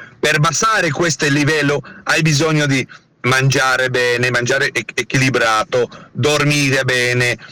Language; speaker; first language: Italian; non-native, learner; Spanish